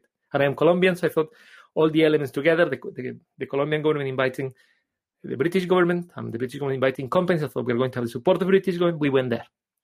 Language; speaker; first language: English; non-native, fluent; Spanish